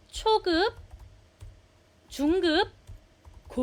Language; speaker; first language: Korean; non-native, fluent; Filipino